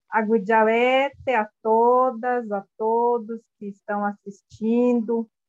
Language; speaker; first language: Portuguese; non-native, local second language; Guarani